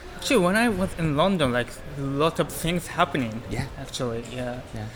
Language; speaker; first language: English; non-native, learner; Japanese